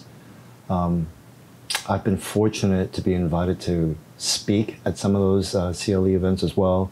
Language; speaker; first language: English; non-native, fluent; Korean